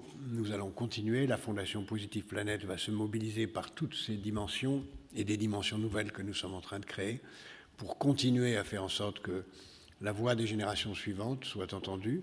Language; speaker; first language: French; native; French